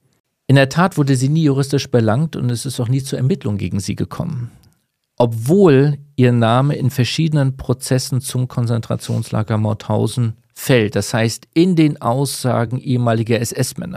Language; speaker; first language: German; native; German